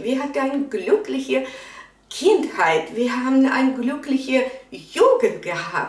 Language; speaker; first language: German; non-native, fluent; Russian